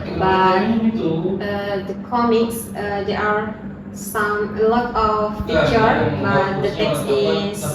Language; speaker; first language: English; non-native, learner; Indonesian